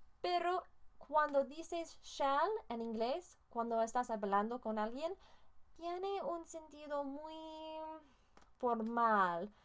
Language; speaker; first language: Spanish; non-native, learner; English